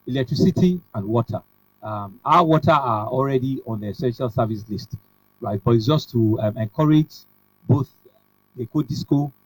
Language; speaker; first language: English; non-native, local second language; Yoruba